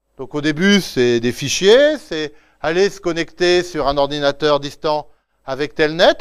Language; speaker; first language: French; native; French